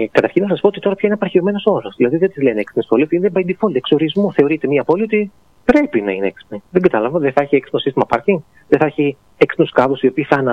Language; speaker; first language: Greek; native; Greek